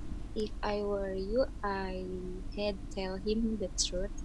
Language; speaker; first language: English; non-native, learner; Indonesian